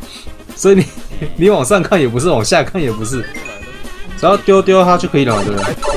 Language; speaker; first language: Chinese; native; Chinese